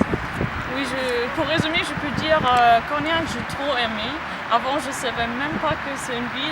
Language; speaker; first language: French; non-native, fluent; German